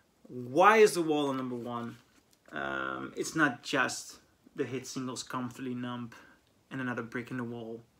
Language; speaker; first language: English; non-native, fluent; Dutch